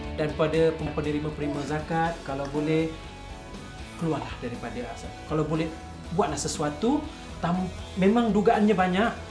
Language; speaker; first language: Malay; native; Malay